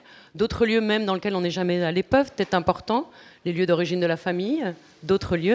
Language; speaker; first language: French; native; French